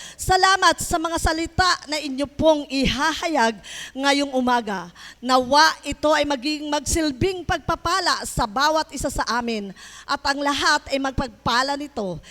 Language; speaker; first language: Filipino; native; Filipino